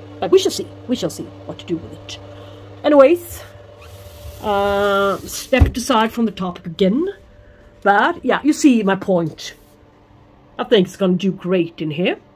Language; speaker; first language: English; non-native, fluent; Swedish